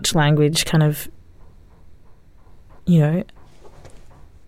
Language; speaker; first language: English; native; English